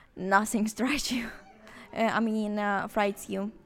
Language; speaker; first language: English; non-native, learner; Ukrainian